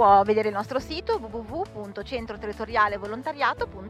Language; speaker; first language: Italian; native; Italian